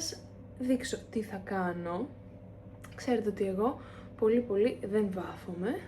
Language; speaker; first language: Greek; native; Greek